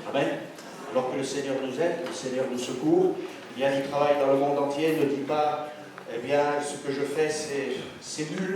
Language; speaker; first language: French; native; French